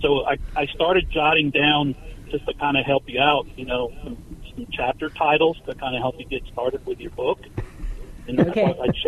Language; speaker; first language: English; native; English